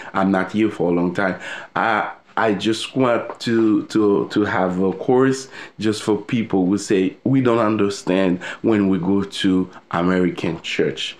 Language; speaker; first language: English; non-native, fluent; Haitian Creole